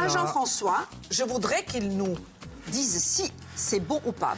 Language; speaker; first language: French; native; French